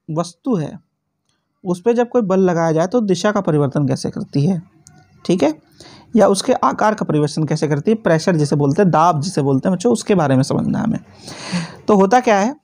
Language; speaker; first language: Hindi; native; Hindi